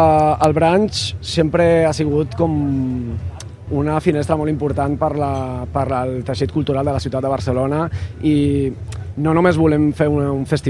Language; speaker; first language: Catalan; non-native, local second language; Spanish